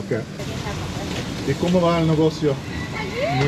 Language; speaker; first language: Spanish; non-native, learner; English